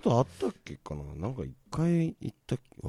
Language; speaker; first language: Japanese; native; Japanese